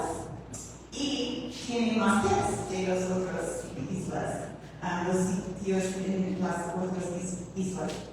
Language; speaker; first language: Spanish; non-native, learner; English